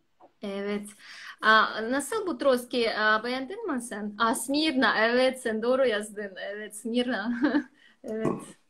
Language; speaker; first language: Turkish; non-native, learner; Russian